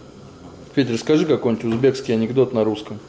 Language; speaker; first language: Russian; native; Russian